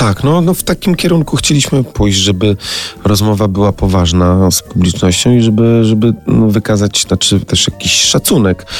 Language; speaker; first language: Polish; native; Polish